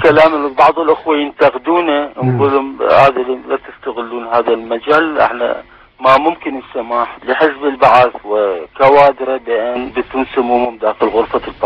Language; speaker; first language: Arabic; native; Arabic